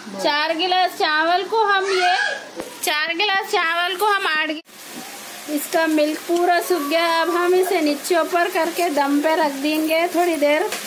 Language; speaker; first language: Hindi; native; Hindi